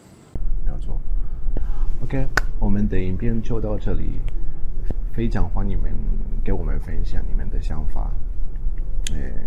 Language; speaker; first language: Chinese; non-native, fluent; Spanish